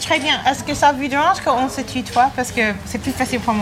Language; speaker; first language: French; non-native, fluent; English